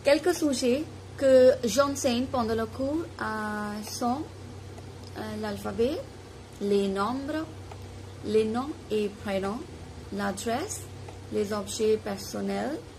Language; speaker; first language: French; non-native, fluent; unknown